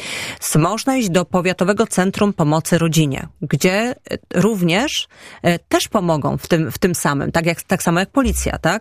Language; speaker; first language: Polish; native; Polish